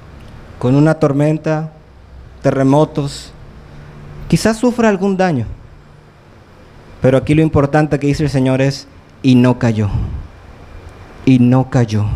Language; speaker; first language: Spanish; native; Spanish